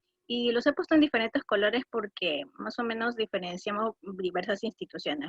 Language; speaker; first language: Spanish; native; Spanish